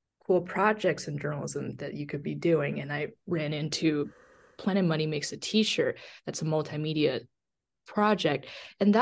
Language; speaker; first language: English; non-native, fluent; Chinese